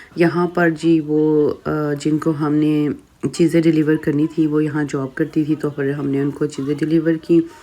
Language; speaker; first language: Urdu; native; Urdu